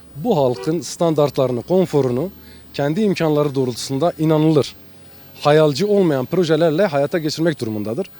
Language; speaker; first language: Turkish; non-native, local second language; Kurdish